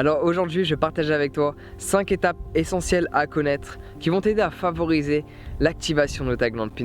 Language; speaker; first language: French; native; French